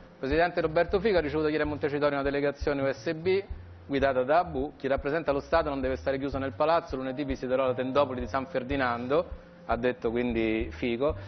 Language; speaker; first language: Italian; native; Italian